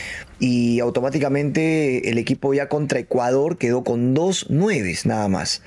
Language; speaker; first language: Spanish; native; Spanish